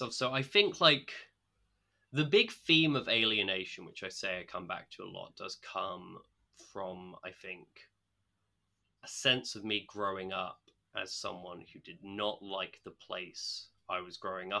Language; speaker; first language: English; native; English